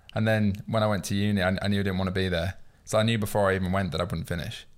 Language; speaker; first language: English; native; English